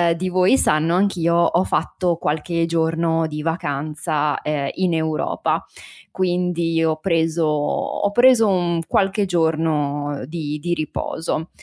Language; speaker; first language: Italian; native; Italian